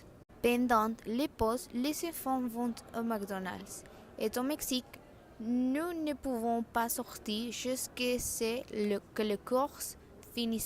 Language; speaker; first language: French; non-native, learner; Spanish